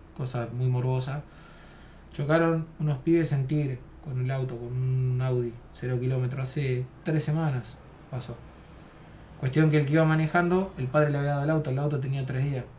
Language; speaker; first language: Spanish; native; Spanish